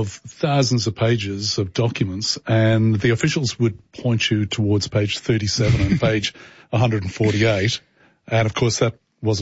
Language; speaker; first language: English; native; English